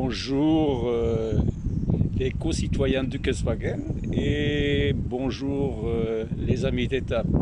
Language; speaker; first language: French; non-native, learner; German